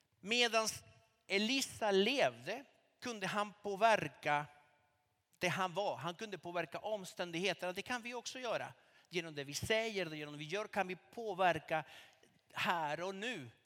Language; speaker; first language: Swedish; non-native, fluent; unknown